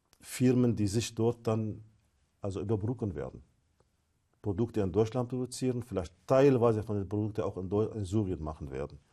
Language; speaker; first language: German; non-native, fluent; Arabic